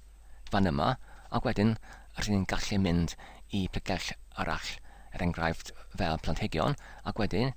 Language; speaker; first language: Welsh; non-native, learner; English